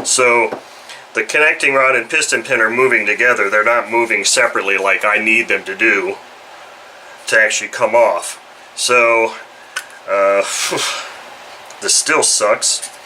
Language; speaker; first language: English; native; English